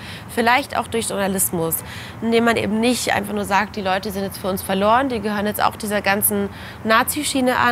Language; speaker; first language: German; native; German